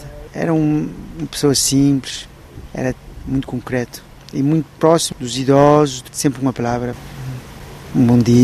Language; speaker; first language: Portuguese; early bilingual, heritage; Portuguese